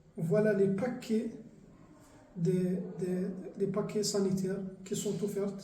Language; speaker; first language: French; non-native, local second language; Arabic